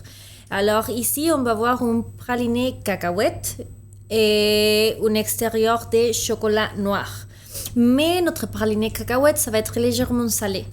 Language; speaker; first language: French; non-native, fluent; Spanish